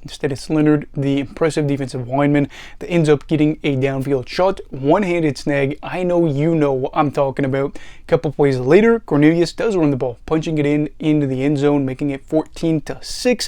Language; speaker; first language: English; native; English